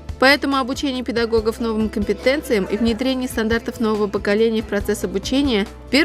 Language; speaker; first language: Russian; native; Russian